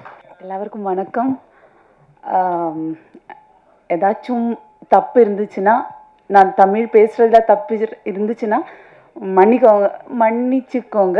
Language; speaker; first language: Tamil; non-native, local second language; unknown